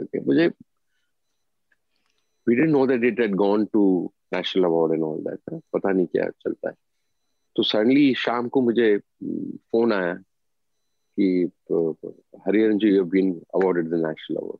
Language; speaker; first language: English; non-native, local second language; Tamil